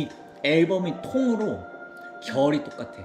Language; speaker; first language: Korean; native; Korean